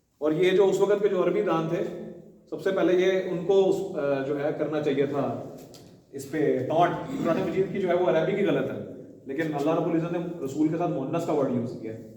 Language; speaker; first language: Urdu; non-native, local second language; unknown